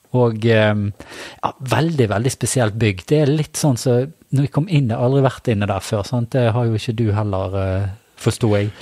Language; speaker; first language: Norwegian; native; Norwegian